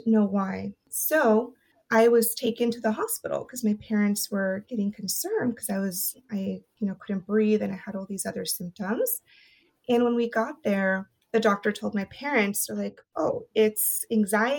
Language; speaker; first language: English; early bilingual, other home language; Spanish